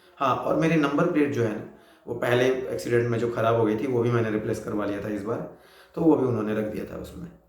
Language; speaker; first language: Hindi; native; Hindi